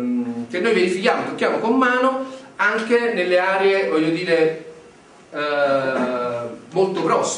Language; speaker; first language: Italian; native; Italian